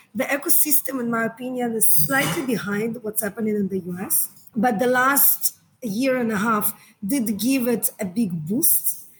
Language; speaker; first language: English; non-native, fluent; Hebrew